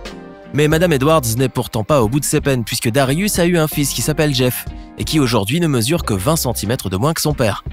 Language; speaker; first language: French; native; French